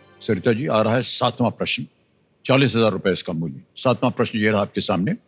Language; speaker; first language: Hindi; native; Hindi